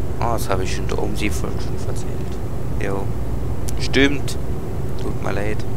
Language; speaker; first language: German; native; German